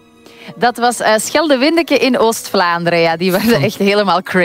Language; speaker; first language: Dutch; native; Dutch